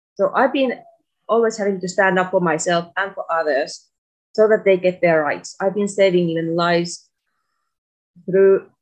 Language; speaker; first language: English; non-native, fluent; Finnish